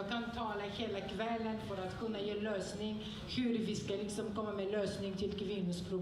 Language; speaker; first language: Swedish; non-native, fluent; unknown